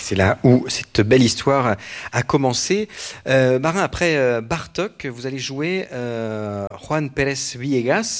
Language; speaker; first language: French; native; French